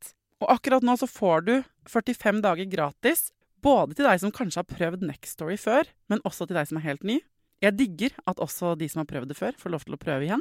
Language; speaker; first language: Norwegian; native; Norwegian